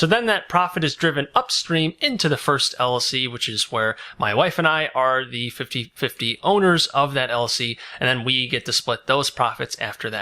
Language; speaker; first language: English; native; English